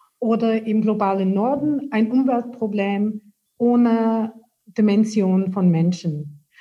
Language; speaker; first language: German; non-native, fluent; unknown